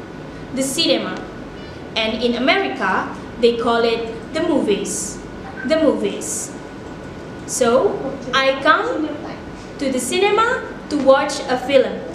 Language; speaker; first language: English; non-native, fluent; Indonesian